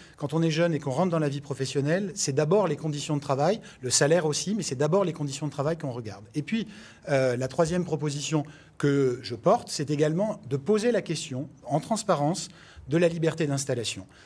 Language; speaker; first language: French; native; French